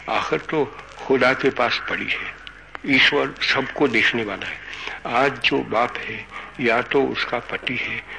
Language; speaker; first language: Hindi; non-native, local second language; Gujarati